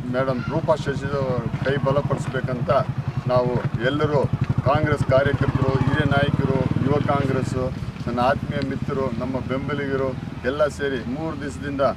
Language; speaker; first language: Kannada; non-native, local second language; Tamil